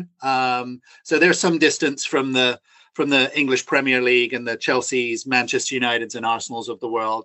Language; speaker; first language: English; native; English